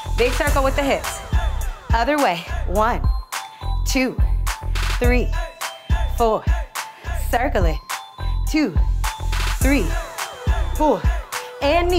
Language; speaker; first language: English; native; English